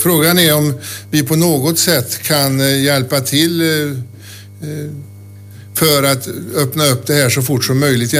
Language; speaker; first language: Swedish; native; Swedish